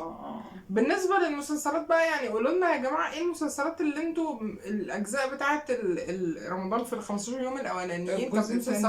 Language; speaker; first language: Arabic; native; Arabic